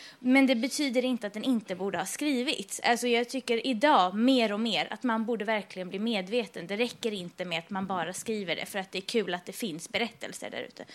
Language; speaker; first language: Swedish; early bilingual, other home language; Persian